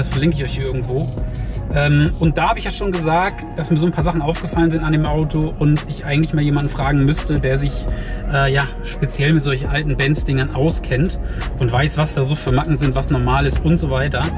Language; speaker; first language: German; native; German